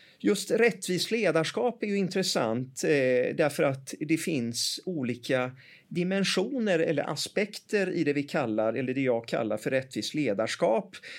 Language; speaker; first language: Swedish; early bilingual, other home language; Persian